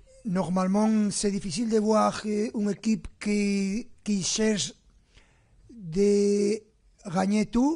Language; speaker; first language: French; non-native, fluent; Spanish